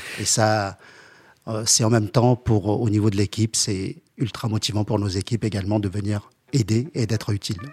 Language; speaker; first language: French; early bilingual, other home language; Chinese